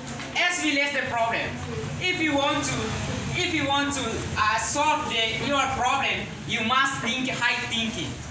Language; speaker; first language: English; non-native, learner; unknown